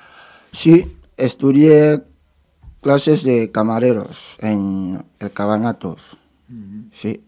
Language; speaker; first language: Spanish; non-native, fluent; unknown